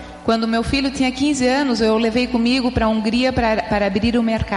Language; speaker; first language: Portuguese; native; Portuguese